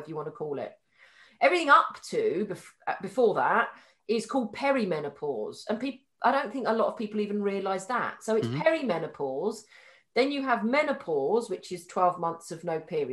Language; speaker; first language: English; native; English